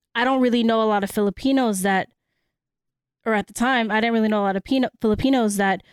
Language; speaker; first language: English; early bilingual, other home language; Cebuano